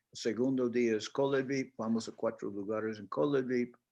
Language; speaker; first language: Spanish; non-native, fluent; English